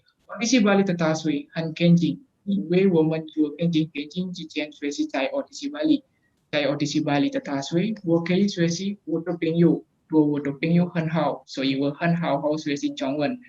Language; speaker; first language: Chinese; non-native, learner; Indonesian